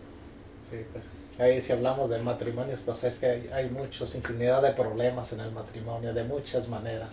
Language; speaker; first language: Spanish; native; Spanish